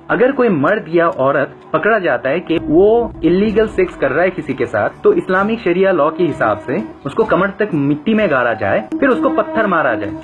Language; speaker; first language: Hindi; non-native, fluent; Bangla